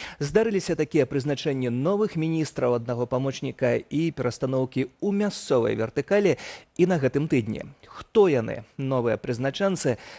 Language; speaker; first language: Belarusian; native; Belarusian